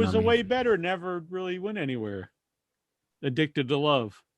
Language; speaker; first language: English; native; English